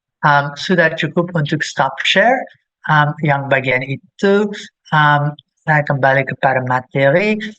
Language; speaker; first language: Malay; non-native, fluent; English